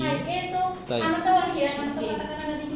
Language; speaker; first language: Japanese; non-native, fluent; Bangla